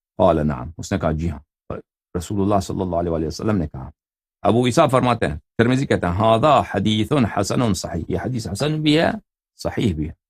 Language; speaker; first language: Urdu; non-native, fluent; Persian